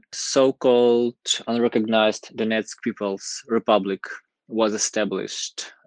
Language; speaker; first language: English; non-native, fluent; Ukrainian